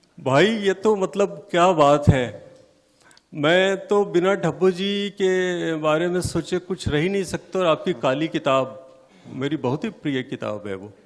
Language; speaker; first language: Hindi; non-native, local second language; Magahi